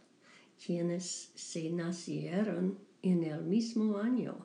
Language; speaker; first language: Spanish; non-native, learner; English